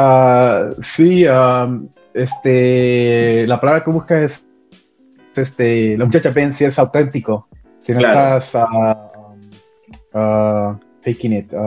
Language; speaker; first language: Spanish; early bilingual, heritage; Spanish